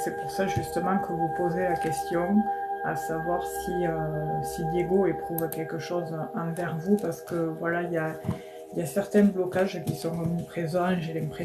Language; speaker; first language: French; native; French